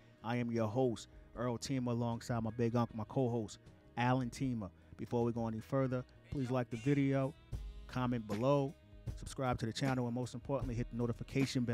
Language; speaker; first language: English; native; English